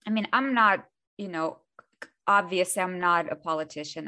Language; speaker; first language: English; non-native, fluent; Russian